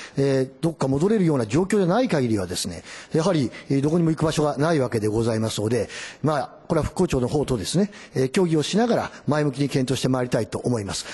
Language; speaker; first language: Japanese; native; Japanese